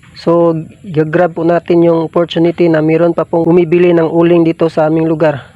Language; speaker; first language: Filipino; non-native, local second language; Cebuano